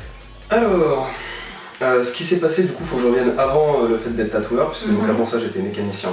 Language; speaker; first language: French; native; French